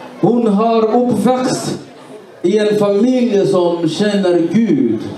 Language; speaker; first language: Swedish; non-native, fluent; Swahili